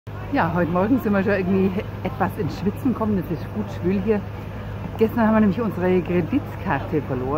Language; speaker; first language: German; native; German